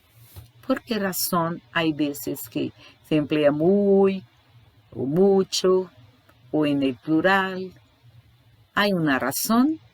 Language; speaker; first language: Spanish; non-native, fluent; Portuguese